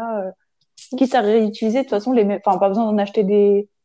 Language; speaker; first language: French; native; French